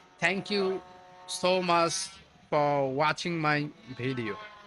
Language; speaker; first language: English; non-native, learner; Bangla